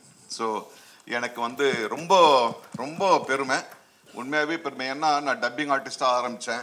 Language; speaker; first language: Tamil; native; Tamil